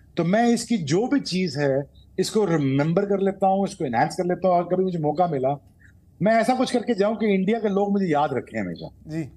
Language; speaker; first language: Urdu; non-native, local second language; Punjabi